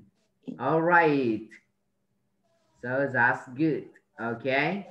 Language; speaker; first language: English; non-native, learner; Vietnamese